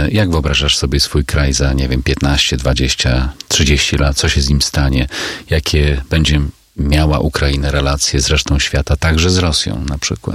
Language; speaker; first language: Polish; native; Polish